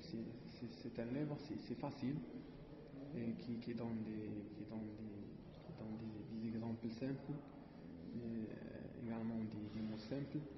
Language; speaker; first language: French; non-native, learner; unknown